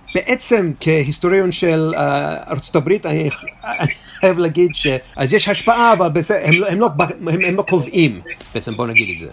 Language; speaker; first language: Hebrew; non-native, fluent; English